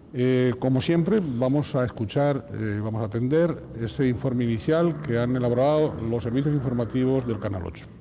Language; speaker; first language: Spanish; native; Spanish